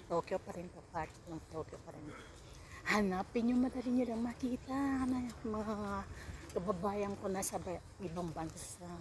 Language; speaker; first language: Filipino; native; Filipino